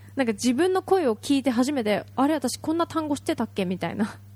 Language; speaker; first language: Japanese; native; Japanese